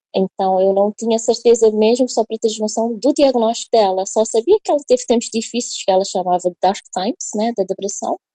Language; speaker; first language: Portuguese; non-native, local second language; Kabuverdianu